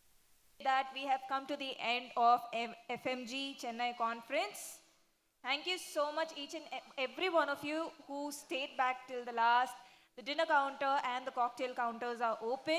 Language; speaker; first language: English; non-native, local second language; Tamil